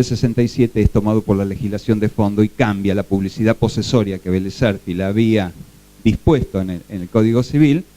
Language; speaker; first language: Spanish; native; Spanish